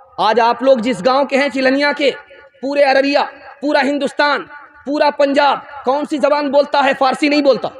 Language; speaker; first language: Urdu; non-native, local second language; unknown